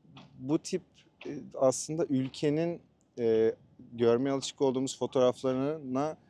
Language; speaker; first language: Turkish; native; Turkish